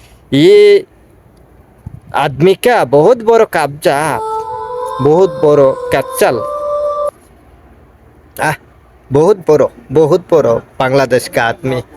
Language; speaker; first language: Hindi; non-native, learner; Bangla